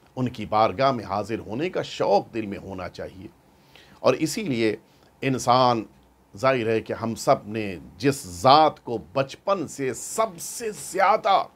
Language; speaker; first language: Urdu; native; Urdu